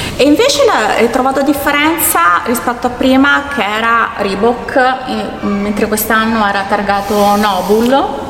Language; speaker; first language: Italian; native; Italian